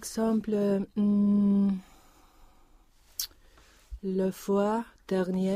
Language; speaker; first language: French; non-native, learner; Swedish